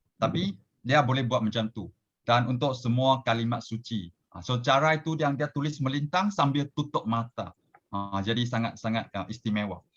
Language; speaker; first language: Malay; non-native, local second language; Chinese